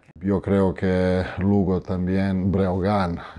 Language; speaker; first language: Spanish; non-native, fluent; Croatian